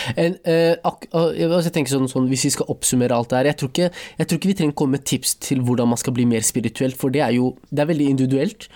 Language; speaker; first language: Norwegian; early bilingual, other home language; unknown